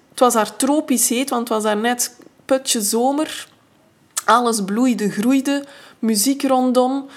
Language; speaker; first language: Dutch; native; Dutch